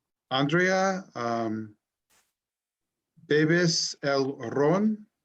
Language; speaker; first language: Spanish; non-native, learner; English